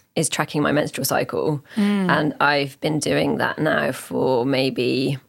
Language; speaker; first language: English; native; English